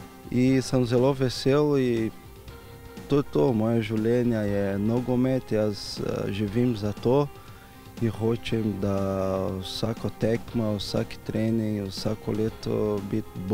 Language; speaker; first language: Slovenian; non-native, learner; Portuguese